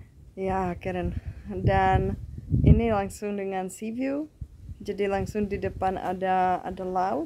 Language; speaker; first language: Indonesian; non-native, fluent; Czech